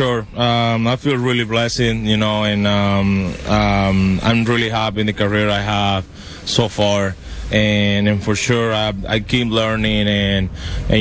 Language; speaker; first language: English; non-native, fluent; Spanish